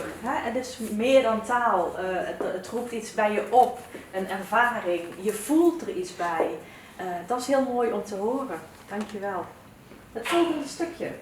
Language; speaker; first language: Dutch; early bilingual, other home language; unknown